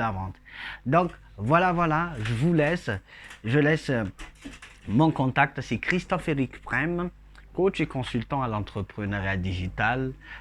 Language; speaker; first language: French; non-native, local second language; Malagasy